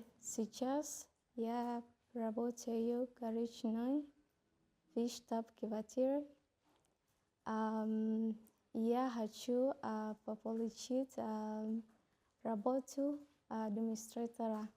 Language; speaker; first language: Russian; non-native, learner; Swahili